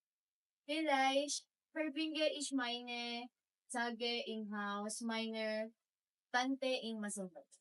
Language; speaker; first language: German; non-native, learner; Filipino